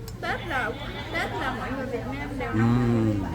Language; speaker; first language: Vietnamese; non-native, learner; Korean